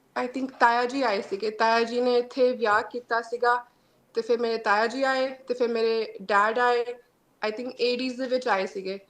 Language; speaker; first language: Punjabi; early bilingual, heritage; Punjabi